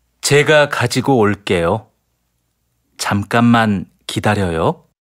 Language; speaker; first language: Korean; non-native, fluent; Arabic